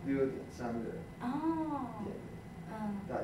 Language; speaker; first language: Chinese; early bilingual, heritage; Cantonese